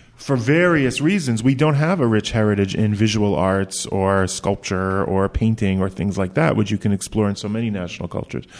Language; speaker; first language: English; native; English